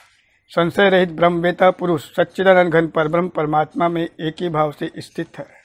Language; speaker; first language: Hindi; native; Hindi